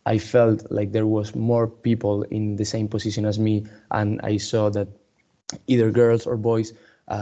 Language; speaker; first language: English; non-native, fluent; Spanish